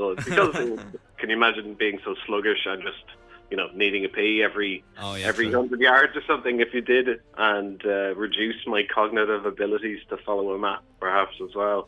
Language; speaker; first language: English; native; English